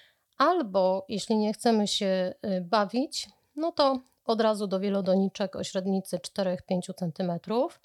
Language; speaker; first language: Polish; native; Polish